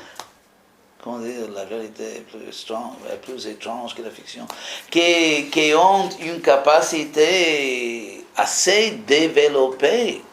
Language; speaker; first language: French; non-native, fluent; English